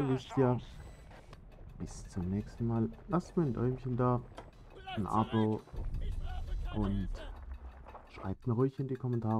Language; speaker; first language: German; native; German